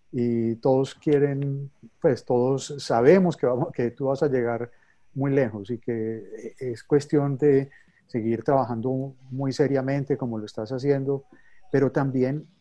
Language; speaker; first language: Spanish; native; Spanish